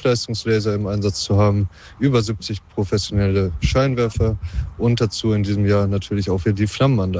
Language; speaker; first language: German; native; German